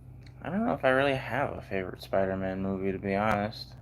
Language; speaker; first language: English; native; English